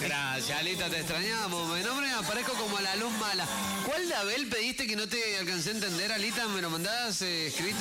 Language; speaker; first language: Spanish; native; Spanish